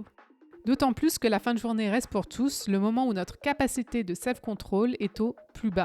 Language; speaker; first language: French; native; French